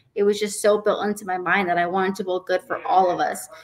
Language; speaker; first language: English; native; English